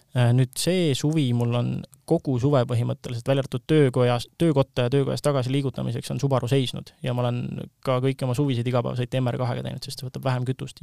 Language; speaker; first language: Estonian; native; Estonian